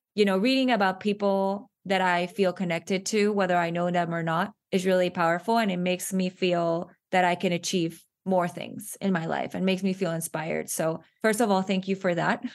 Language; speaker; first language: English; non-native, fluent; Spanish